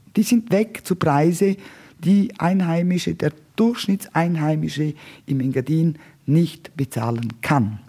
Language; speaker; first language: German; non-native, local second language; Romansh